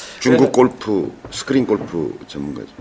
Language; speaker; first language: Korean; native; Korean